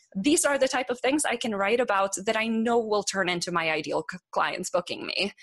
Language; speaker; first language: English; non-native, fluent; Norwegian